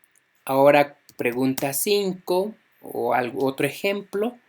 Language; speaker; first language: Spanish; non-native, local second language; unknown